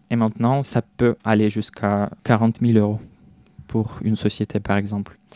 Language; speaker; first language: French; non-native, fluent; Russian